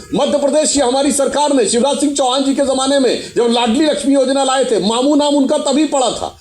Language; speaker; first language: Hindi; native; Hindi